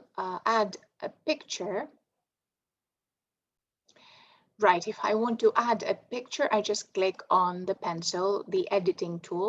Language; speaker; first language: English; non-native, fluent; Greek